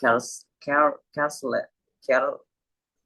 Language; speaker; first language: English; non-native, learner; Indonesian